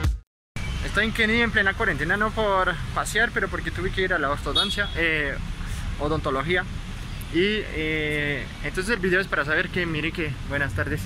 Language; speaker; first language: Spanish; non-native, fluent; French